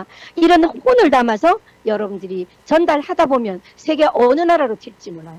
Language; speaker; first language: Korean; native; Korean